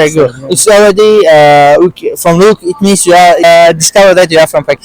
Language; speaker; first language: English; non-native, learner; Persian